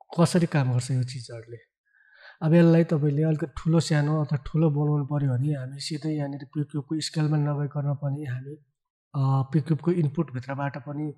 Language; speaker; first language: Nepali; native; Nepali